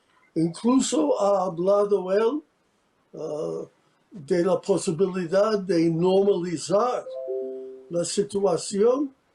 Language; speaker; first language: Spanish; non-native, fluent; English